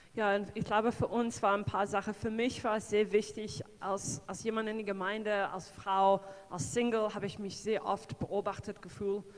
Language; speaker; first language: German; non-native, fluent; English